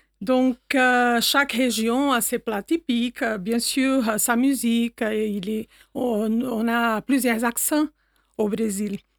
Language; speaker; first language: French; non-native, fluent; Portuguese